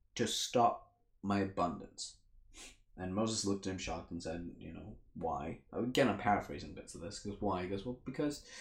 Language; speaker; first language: English; native; English